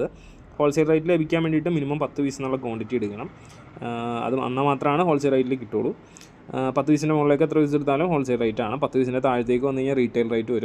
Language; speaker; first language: Malayalam; native; Malayalam